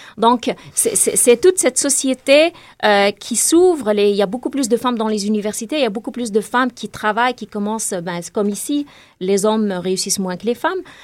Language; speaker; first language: French; non-native, local second language; Kabyle